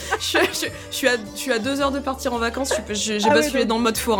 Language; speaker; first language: French; native; French